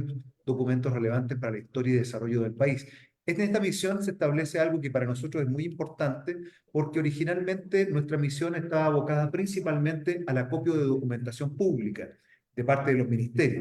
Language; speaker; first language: Spanish; native; Spanish